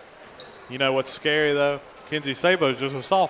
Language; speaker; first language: English; native; English